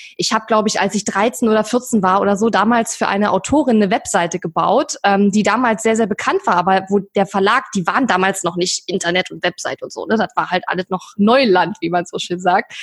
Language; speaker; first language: German; native; German